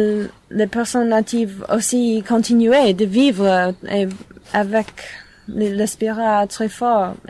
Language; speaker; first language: French; non-native, learner; English